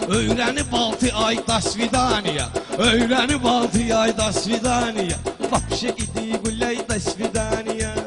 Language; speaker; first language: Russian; non-native, learner; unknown